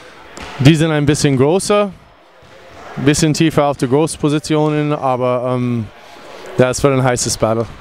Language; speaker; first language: German; non-native, fluent; English